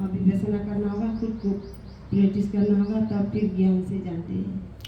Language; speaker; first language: Hindi; non-native, learner; Burmese